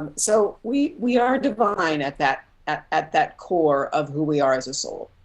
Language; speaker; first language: English; native; English